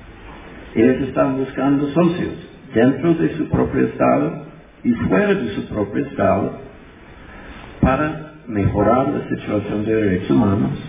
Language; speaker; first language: Spanish; non-native, fluent; English